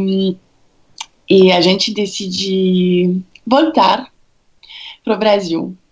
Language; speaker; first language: Portuguese; non-native, fluent; French